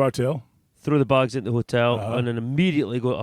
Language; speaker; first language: English; native; English